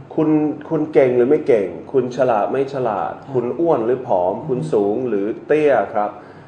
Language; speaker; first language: Thai; non-native, fluent; English